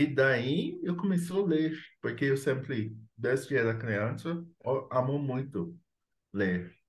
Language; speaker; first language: Portuguese; non-native, fluent; English